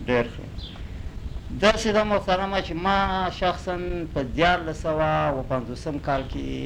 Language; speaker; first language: Pashto; native; Pashto